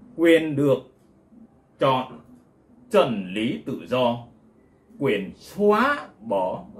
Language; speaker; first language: Vietnamese; non-native, local second language; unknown